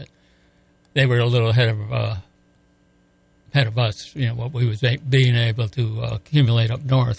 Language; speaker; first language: English; native; English